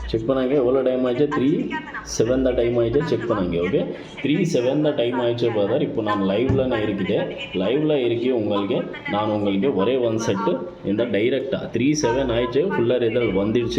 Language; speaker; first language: Tamil; non-native, learner; Kannada